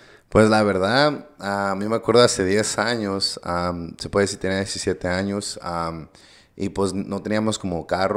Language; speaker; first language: Spanish; early bilingual, heritage; Spanish